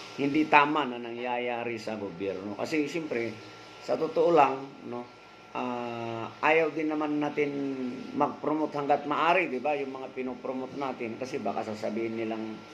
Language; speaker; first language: Filipino; non-native, local second language; Iloko